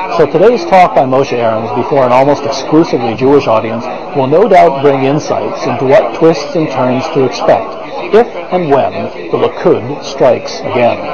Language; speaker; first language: English; native; English